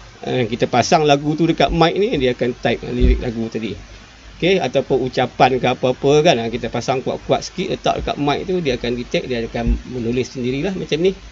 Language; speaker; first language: Malay; native; Malay